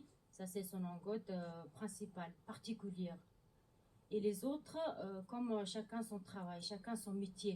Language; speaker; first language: French; non-native, learner; Mongolian